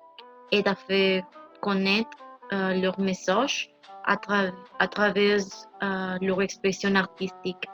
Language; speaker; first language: French; non-native, learner; Spanish